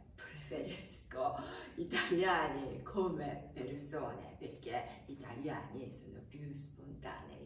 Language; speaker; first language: Italian; non-native, fluent; Japanese